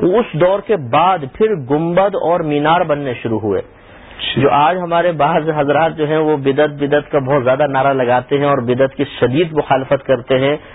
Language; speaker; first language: Urdu; native; Urdu